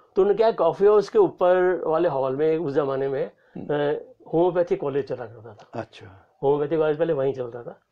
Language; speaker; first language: Hindi; native; Hindi